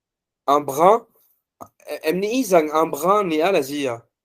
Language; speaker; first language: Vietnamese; non-native, learner; French